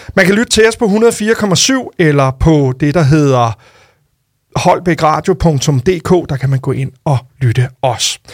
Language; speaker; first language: Danish; native; Danish